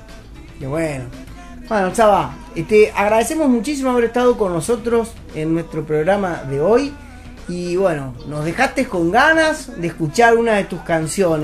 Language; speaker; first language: Spanish; native; Spanish